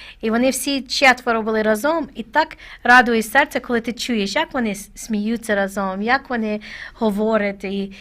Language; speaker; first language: Ukrainian; non-native, learner; English